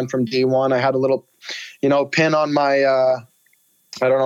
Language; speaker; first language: English; native; English